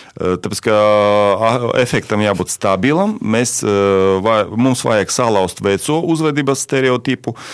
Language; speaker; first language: Latvian; non-native, local second language; Russian